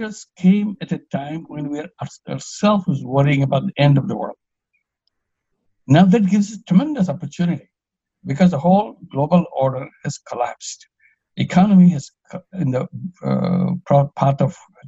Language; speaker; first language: English; non-native, local second language; Bangla